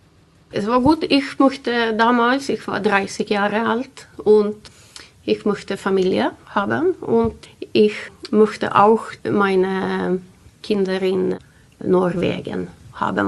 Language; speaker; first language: German; non-native, learner; Swedish